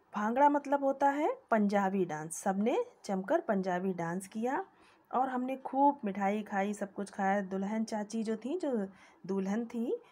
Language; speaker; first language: Hindi; native; Hindi